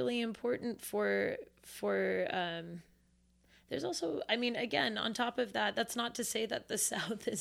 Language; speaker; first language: English; native; English